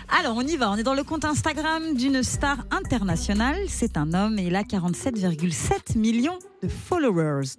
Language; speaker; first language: French; native; French